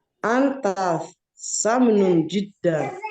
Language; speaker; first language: Arabic; non-native, learner; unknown